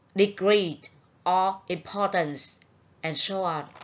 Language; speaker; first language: English; non-native, fluent; Vietnamese